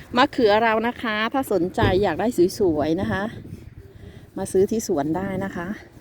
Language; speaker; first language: Thai; native; Thai